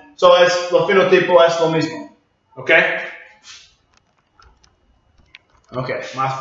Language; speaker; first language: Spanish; non-native, learner; English